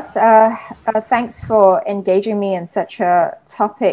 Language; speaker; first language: English; native; English